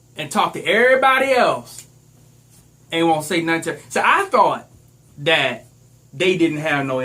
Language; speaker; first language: English; native; English